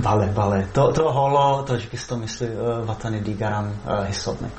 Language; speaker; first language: Persian; non-native, fluent; Czech